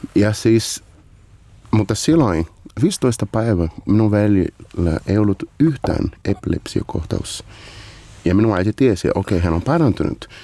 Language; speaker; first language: Finnish; non-native, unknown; Portuguese